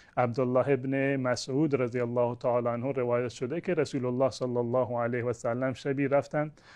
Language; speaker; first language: Persian; non-native, local second language; Baluchi